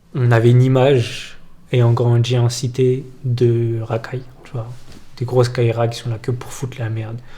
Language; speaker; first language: French; early bilingual, other home language; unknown